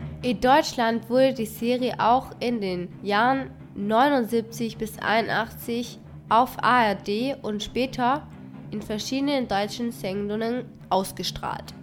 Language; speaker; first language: German; non-native, fluent; Spanish